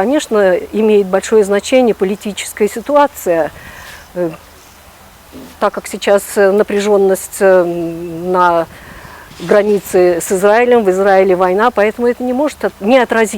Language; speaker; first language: Russian; non-native, local second language; Ukrainian